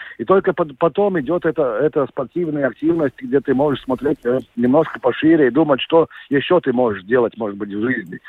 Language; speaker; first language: Russian; non-native, local second language; Latvian